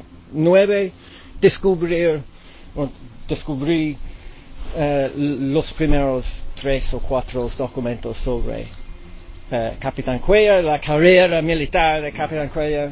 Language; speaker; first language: Spanish; non-native, learner; English